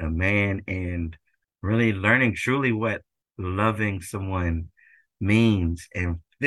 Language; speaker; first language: English; native; English